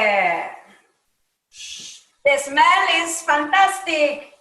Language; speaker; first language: English; non-native, learner; Spanish